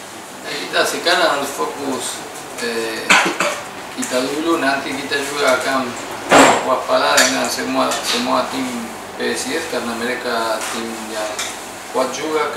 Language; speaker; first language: Indonesian; non-native, fluent; Spanish